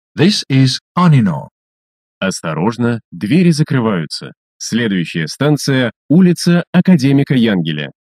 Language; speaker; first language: Russian; native; Russian